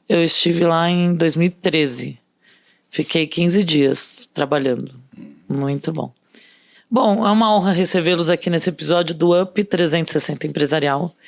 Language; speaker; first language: Portuguese; native; Portuguese